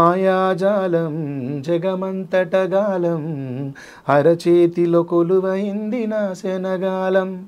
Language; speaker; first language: Telugu; native; Telugu